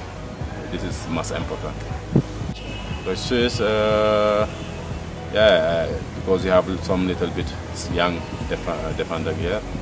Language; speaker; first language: English; non-native, learner; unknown